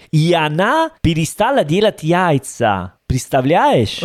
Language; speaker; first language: Russian; non-native, learner; Italian